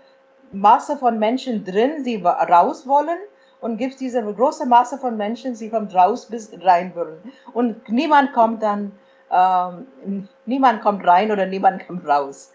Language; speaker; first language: German; non-native, fluent; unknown